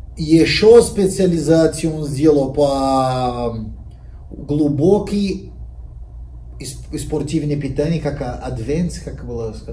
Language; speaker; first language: Russian; non-native, fluent; Portuguese